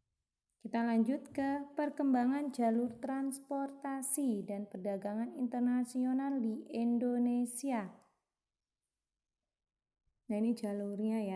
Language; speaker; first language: Indonesian; native; Indonesian